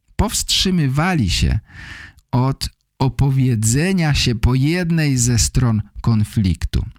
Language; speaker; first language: Polish; native; Polish